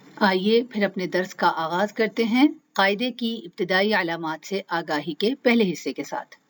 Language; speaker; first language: Urdu; native; Urdu